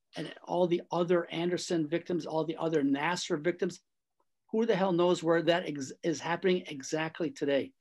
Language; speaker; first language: English; native; English